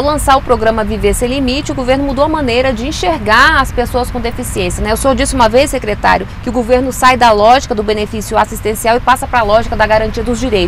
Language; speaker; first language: Portuguese; native; Portuguese